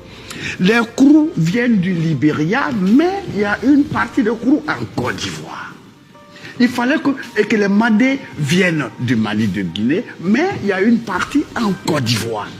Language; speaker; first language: French; non-native, local second language; Dyula